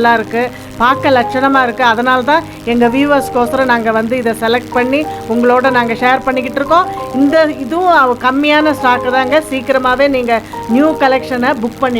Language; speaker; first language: Tamil; native; Tamil